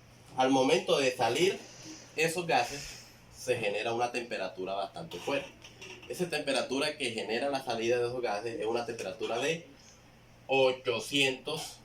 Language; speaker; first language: Spanish; native; Spanish